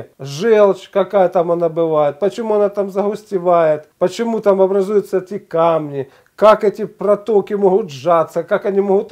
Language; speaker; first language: Russian; native; Russian